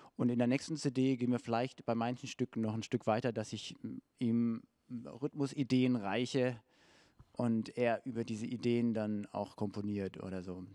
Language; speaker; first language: German; native; German